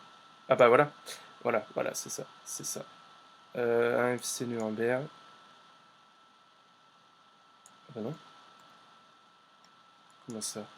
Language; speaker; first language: French; native; French